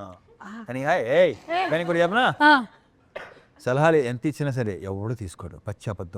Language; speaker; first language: Telugu; native; Telugu